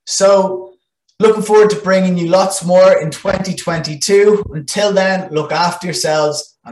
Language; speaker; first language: English; non-native, local second language; Irish